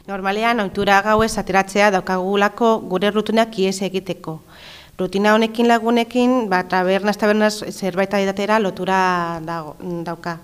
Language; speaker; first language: Basque; non-native, local second language; Spanish